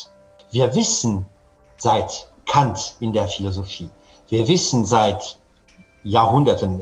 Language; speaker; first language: German; non-native, fluent; French